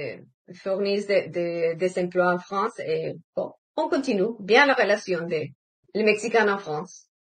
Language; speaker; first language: French; non-native, fluent; Spanish